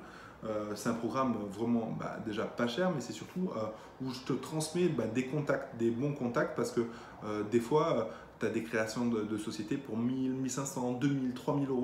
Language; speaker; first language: French; native; French